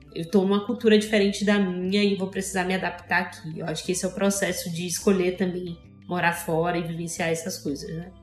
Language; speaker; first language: Portuguese; native; Portuguese